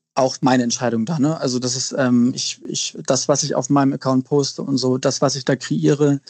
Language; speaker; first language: German; native; German